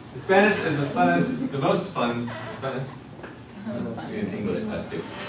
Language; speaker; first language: English; native; English